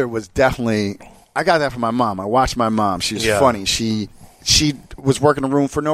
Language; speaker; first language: English; native; English